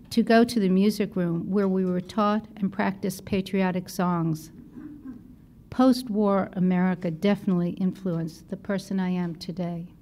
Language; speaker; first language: English; native; English